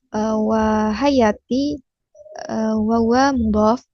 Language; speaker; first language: Arabic; non-native, learner; Indonesian